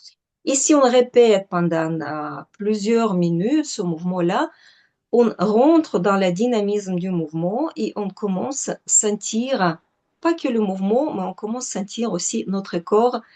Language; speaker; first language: French; non-native, fluent; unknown